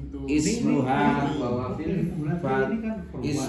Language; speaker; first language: Arabic; non-native, learner; Indonesian